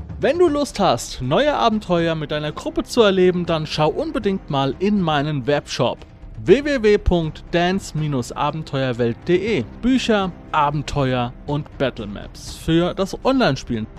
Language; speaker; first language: German; native; German